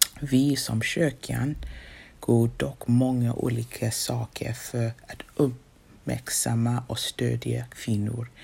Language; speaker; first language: Swedish; non-native, fluent; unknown